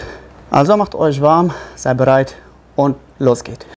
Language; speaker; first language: German; non-native, fluent; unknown